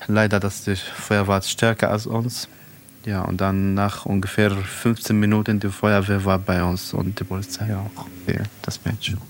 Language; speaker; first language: German; non-native, learner; Arabic